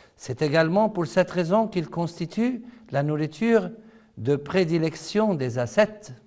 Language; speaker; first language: French; non-native, fluent; Arabic